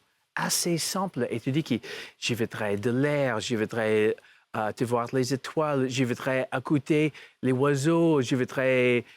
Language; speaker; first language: French; non-native, fluent; English